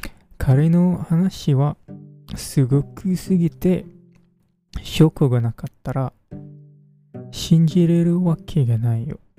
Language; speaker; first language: Japanese; non-native, fluent; English